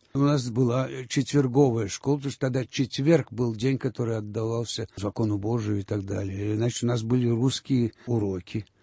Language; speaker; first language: Russian; early bilingual, heritage; Russian